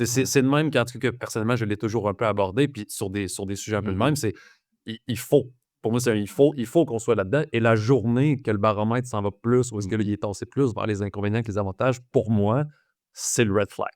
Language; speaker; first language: French; native; French